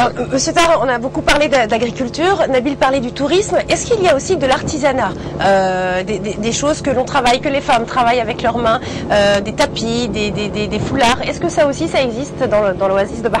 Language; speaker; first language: French; native; French